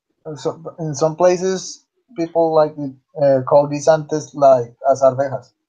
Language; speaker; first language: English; non-native, learner; Spanish